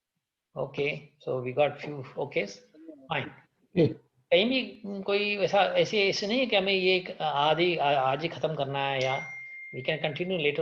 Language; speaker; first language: Hindi; native; Hindi